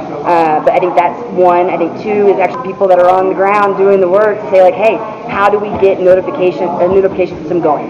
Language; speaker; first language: English; native; English